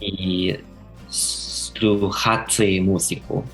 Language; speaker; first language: Ukrainian; non-native, learner; English